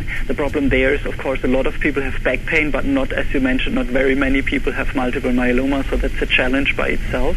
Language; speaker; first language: English; non-native, fluent; German